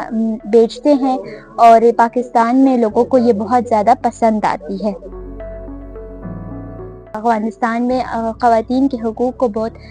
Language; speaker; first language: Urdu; non-native, local second language; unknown